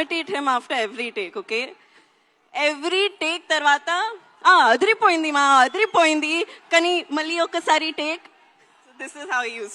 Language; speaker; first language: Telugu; non-native, learner; Hindi